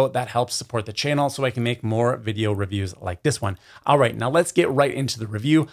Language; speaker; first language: English; native; English